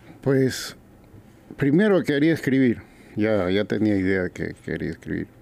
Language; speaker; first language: Spanish; native; Spanish